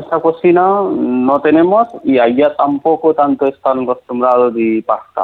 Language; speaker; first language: Spanish; non-native, learner; Nepali